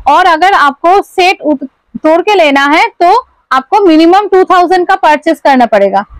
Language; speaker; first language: Hindi; non-native, local second language; Bangla